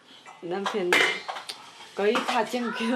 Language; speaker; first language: Korean; non-native, learner; Vietnamese